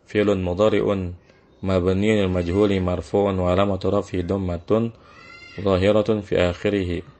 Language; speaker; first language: Arabic; non-native, fluent; Indonesian